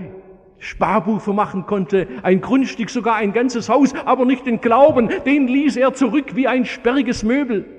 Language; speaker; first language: German; native; German